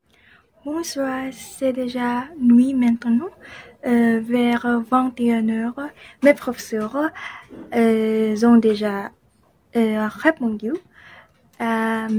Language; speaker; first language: French; non-native, learner; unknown